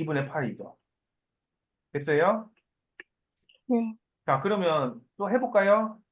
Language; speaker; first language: Korean; native; Korean